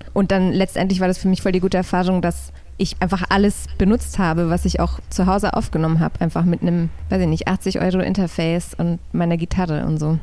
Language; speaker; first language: German; early bilingual, other home language; Polish